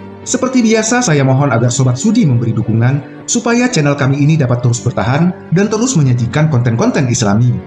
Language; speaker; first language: Indonesian; native; Indonesian